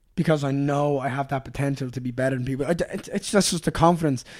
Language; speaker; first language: English; native; English